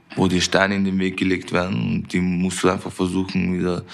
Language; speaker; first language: German; native; German